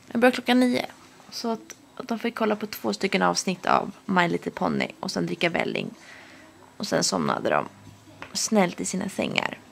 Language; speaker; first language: Swedish; native; Swedish